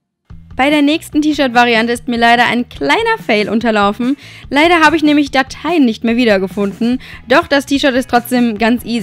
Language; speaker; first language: German; native; German